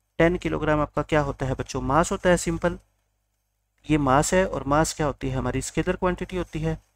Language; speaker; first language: Hindi; native; Hindi